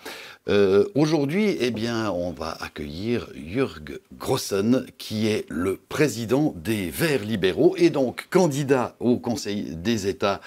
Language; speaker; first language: French; native; French